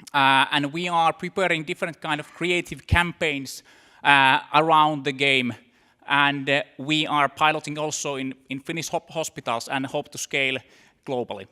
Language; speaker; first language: English; non-native, fluent; Finnish